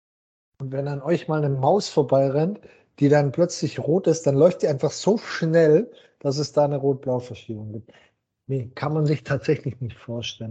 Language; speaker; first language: German; native; German